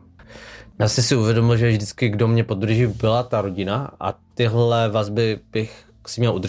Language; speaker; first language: Czech; early bilingual, other home language; Vietnamese